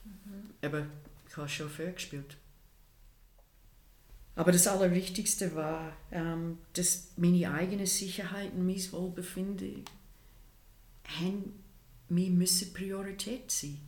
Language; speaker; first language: German; non-native, fluent; English